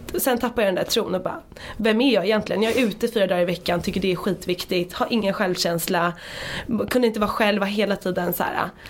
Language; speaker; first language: Swedish; native; Swedish